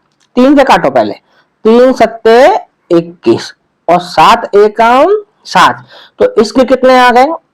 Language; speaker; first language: Hindi; native; Hindi